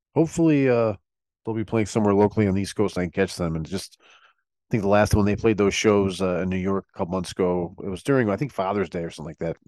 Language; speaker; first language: English; native; English